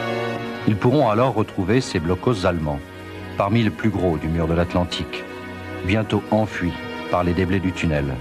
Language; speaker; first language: French; native; French